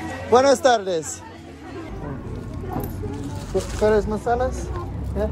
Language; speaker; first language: Spanish; non-native, learner; English